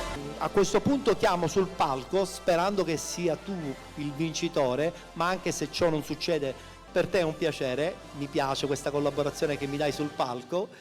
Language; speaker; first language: Italian; native; Italian